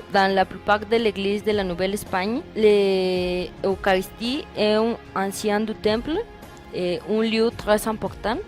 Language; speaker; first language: French; non-native, learner; Spanish